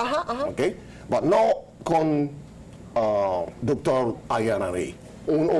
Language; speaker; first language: Spanish; non-native, learner; Haitian Creole